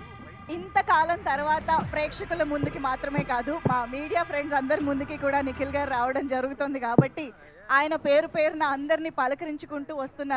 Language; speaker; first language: Telugu; native; Telugu